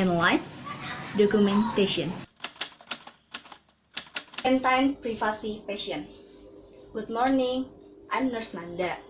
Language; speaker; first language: English; non-native, learner; Indonesian